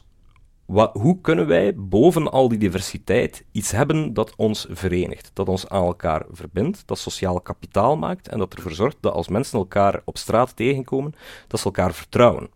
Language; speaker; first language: Dutch; native; Dutch